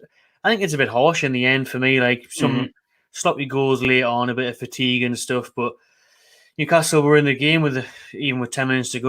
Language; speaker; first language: English; native; English